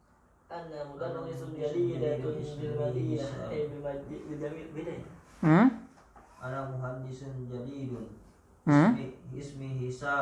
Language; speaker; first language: Arabic; non-native, learner; Indonesian